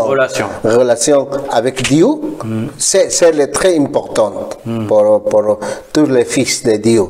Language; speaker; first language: French; non-native, learner; Spanish